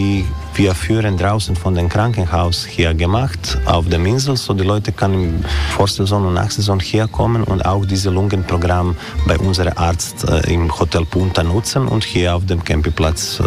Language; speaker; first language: German; non-native, learner; Croatian